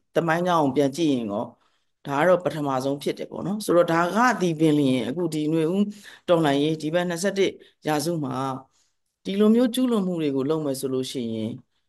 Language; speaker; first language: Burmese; native; Burmese